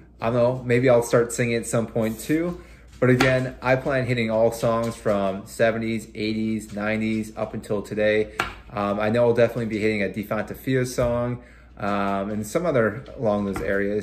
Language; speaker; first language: English; native; English